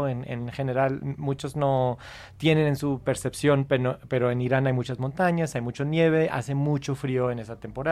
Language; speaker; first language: Spanish; non-native, fluent; English